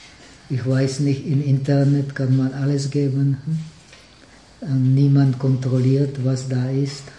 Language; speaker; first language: German; non-native, fluent; Czech